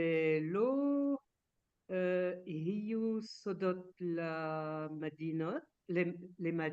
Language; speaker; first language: Hebrew; non-native, learner; French